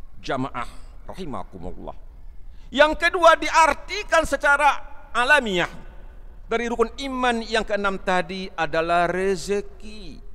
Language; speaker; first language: Malay; non-native, local second language; Achinese